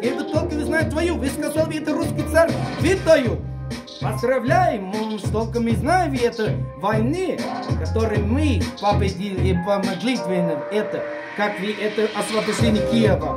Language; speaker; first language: Russian; non-native, learner; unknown